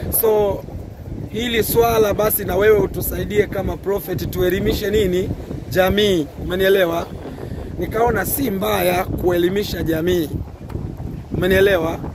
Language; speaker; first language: Swahili; native; Swahili